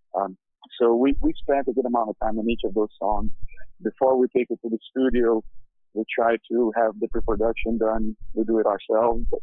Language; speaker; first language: English; non-native, fluent; Portuguese